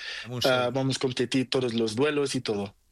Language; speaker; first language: Spanish; non-native, learner; Portuguese